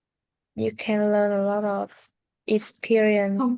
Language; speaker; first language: English; non-native, learner; Vietnamese